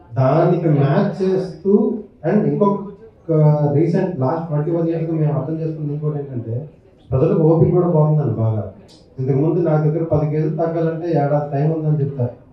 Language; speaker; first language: Telugu; native; Telugu